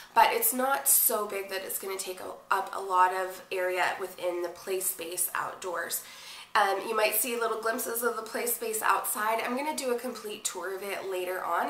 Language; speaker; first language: English; native; English